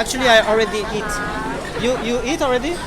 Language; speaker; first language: English; non-native, learner; French